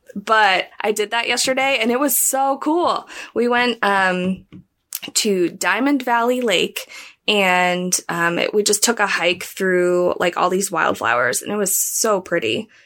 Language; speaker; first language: English; native; English